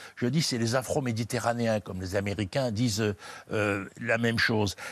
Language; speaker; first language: French; native; French